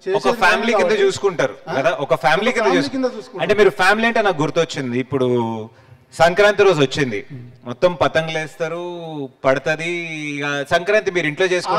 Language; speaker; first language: Telugu; native; Telugu